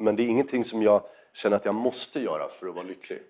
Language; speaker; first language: Swedish; native; Swedish